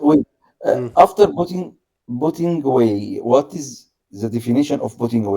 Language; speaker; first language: English; non-native, learner; Arabic